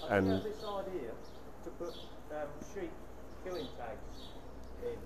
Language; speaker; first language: English; native; English